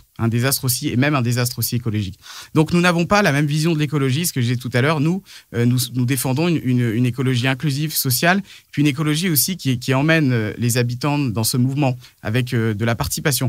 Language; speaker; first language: French; native; French